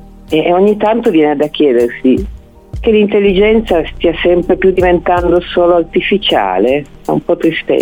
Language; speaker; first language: Italian; native; Italian